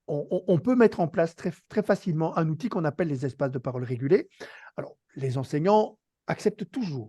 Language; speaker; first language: French; native; French